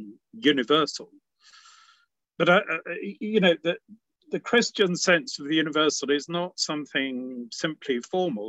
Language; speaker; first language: English; native; English